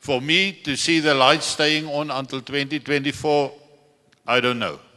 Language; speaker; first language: English; non-native, local second language; Afrikaans